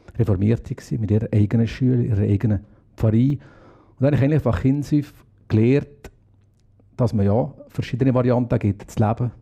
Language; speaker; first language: German; native; German